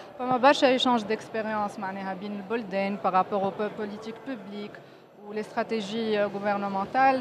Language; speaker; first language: Arabic; native; Arabic